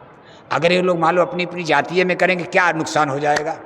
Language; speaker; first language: Hindi; native; Hindi